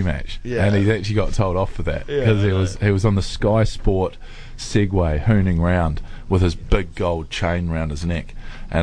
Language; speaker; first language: English; native; English